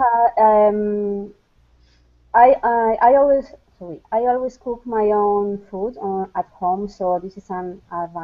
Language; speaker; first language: English; non-native, fluent; Spanish